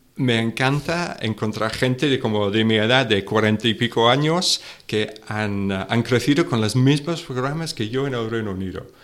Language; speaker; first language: Spanish; non-native, fluent; English